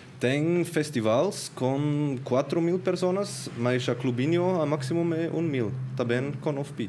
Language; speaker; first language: Portuguese; non-native, learner; Swiss German